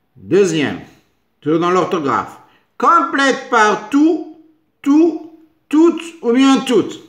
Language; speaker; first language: French; non-native, local second language; Arabic